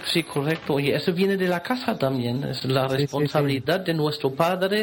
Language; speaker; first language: Spanish; non-native, fluent; German